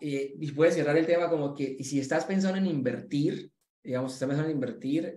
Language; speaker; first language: Spanish; native; Spanish